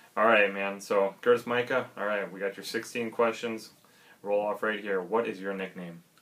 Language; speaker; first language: English; native; English